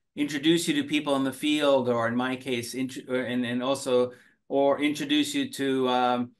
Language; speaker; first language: English; early bilingual, other home language; Finnish